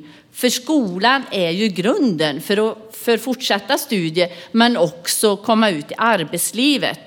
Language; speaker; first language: Swedish; native; Swedish